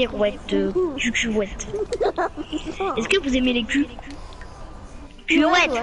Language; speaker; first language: French; native; French